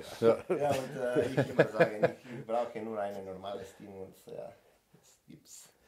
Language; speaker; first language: German; non-native, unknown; Slovenian